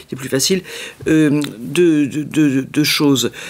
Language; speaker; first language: French; native; French